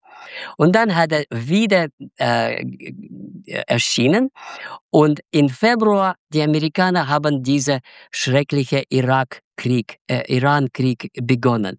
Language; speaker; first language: German; non-native, fluent; Russian